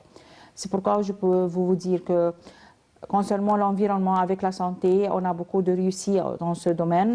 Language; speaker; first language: French; non-native, learner; Arabic